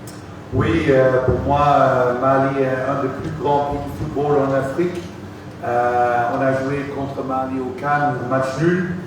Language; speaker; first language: French; non-native, fluent; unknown